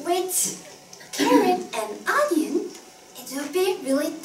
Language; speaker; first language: English; non-native, fluent; Korean